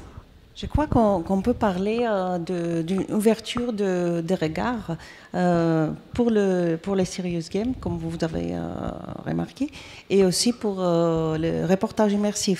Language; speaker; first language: French; non-native, fluent; Greek